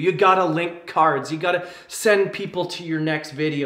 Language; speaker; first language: English; native; English